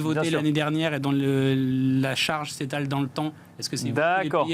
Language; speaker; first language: French; native; French